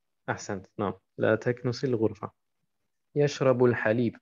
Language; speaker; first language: Arabic; non-native, fluent; German